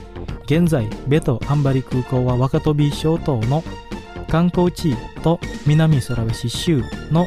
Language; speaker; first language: Japanese; non-native, fluent; Indonesian